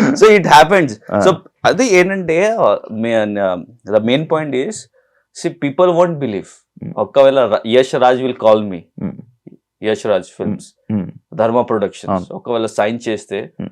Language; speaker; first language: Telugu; non-native, local second language; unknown